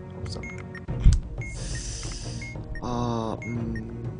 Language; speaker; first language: Korean; native; Korean